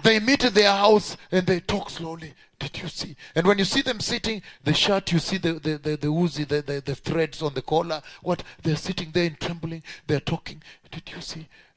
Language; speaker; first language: English; non-native, local second language; Luo (Kenya and Tanzania)